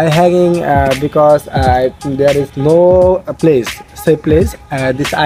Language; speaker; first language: English; non-native, learner; Bangla